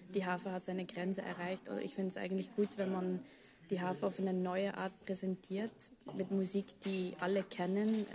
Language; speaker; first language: German; non-native, fluent; Dutch